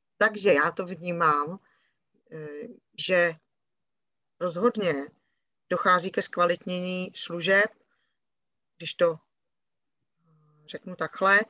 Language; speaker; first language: Czech; native; Czech